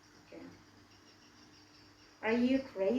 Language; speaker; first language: English; non-native, learner; Indonesian